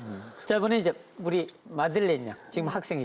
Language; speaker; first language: Korean; native; Korean